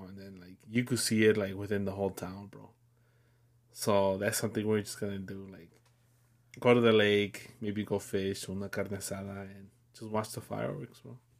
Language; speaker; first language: English; early bilingual, other home language; Spanish